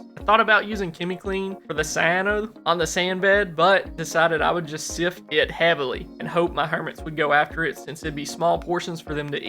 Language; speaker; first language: English; native; English